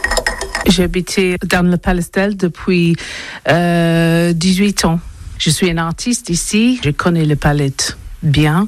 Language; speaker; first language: French; non-native, learner; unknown